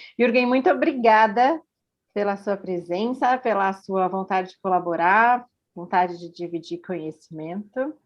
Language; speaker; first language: Portuguese; native; Portuguese